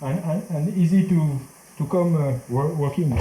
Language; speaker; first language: English; non-native, learner; French